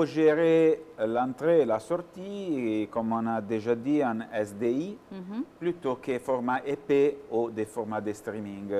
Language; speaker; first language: French; non-native, fluent; Italian